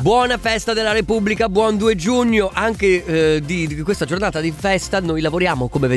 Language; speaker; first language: Italian; native; Italian